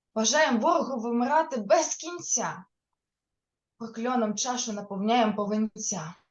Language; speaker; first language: Ukrainian; non-native, local second language; Russian